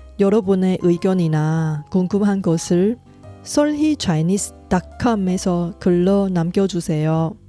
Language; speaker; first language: Korean; non-native, fluent; Chinese